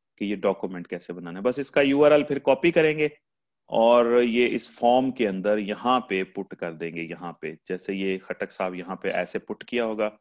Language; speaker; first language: Urdu; non-native, local second language; Punjabi